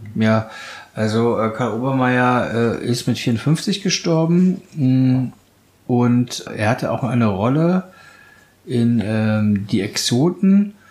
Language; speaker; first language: German; native; German